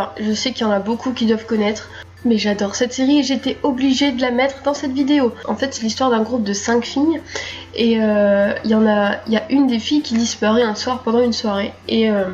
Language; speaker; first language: French; native; French